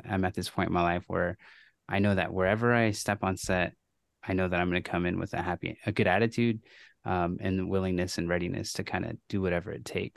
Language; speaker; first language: English; native; English